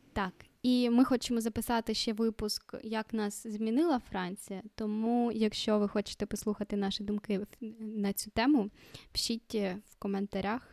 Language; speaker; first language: Ukrainian; non-native, local second language; Russian